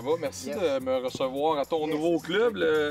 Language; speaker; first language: French; native; French